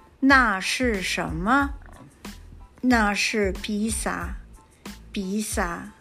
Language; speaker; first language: Chinese; non-native, fluent; English